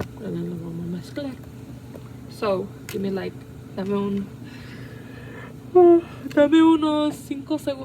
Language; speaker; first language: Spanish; early bilingual, heritage; Spanish